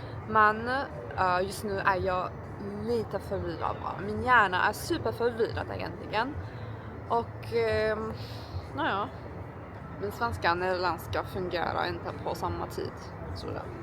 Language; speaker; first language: Swedish; non-native, learner; Turkish